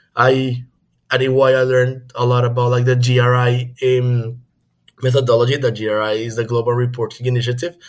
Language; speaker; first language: English; non-native, fluent; Spanish